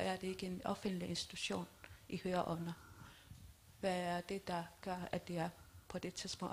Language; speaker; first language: Danish; non-native, local second language; Kalaallisut